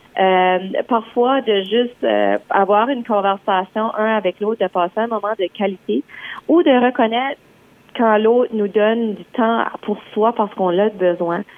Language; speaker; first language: French; native; French